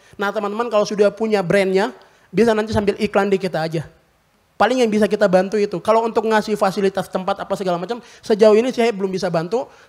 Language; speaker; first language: Indonesian; native; Indonesian